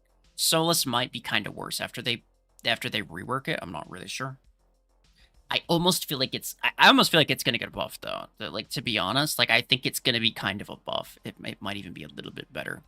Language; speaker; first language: English; native; English